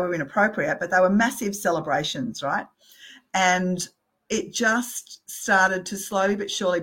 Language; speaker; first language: English; native; English